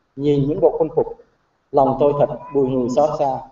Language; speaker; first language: Vietnamese; early bilingual, other home language; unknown